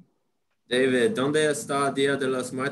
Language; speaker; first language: Spanish; non-native, learner; English